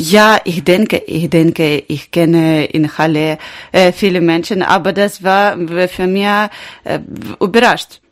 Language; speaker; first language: German; non-native, learner; Ukrainian